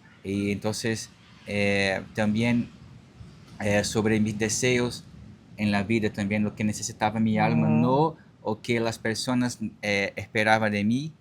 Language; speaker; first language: Spanish; non-native, learner; Portuguese